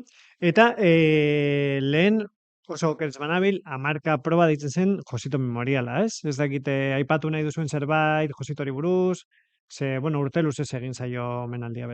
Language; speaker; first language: Basque; native; Basque